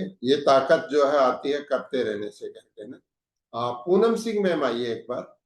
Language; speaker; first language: Hindi; native; Hindi